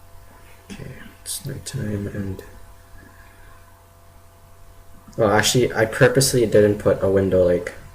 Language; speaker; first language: English; native; English